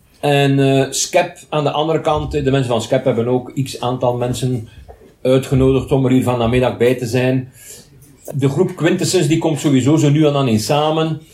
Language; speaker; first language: Dutch; native; Dutch